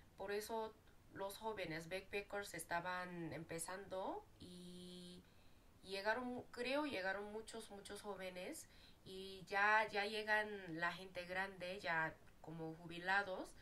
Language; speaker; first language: Spanish; non-native, fluent; Korean